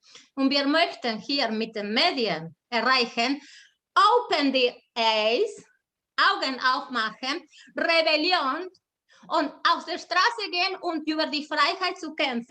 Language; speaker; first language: German; non-native, fluent; Spanish